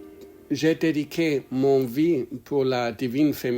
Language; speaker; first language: French; non-native, learner; English